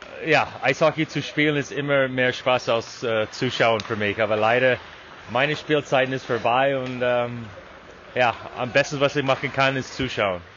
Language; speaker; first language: German; non-native, learner; English